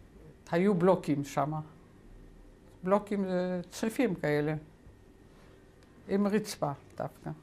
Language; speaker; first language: Hebrew; non-native, fluent; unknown